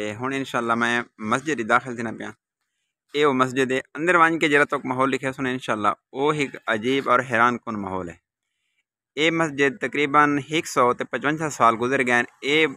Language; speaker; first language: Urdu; non-native, local second language; Saraiki